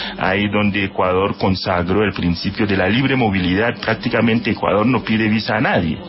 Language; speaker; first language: Spanish; non-native, fluent; Haitian Creole